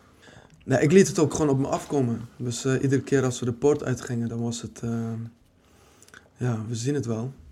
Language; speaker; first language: Dutch; early bilingual, other home language; Kurdish